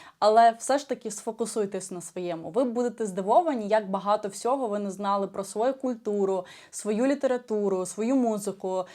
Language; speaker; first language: Ukrainian; non-native, local second language; Russian